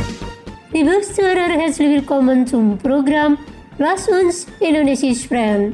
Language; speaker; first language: German; non-native, fluent; Indonesian